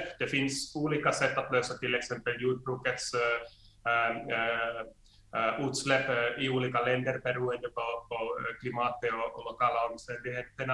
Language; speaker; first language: Swedish; non-native, fluent; Finnish